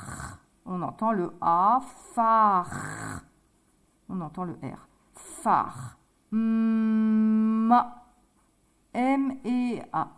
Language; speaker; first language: French; native; French